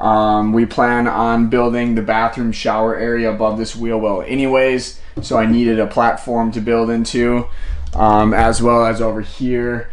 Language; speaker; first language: English; native; English